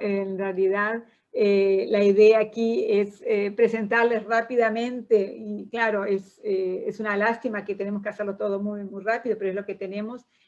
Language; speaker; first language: Spanish; non-native, fluent; Portuguese